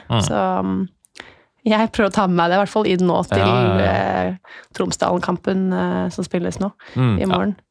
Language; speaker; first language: Norwegian; native; Norwegian